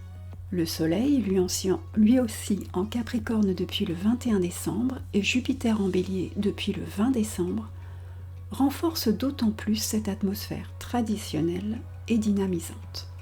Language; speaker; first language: French; native; French